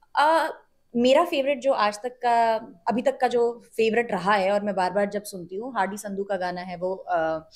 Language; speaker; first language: Hindi; native; Hindi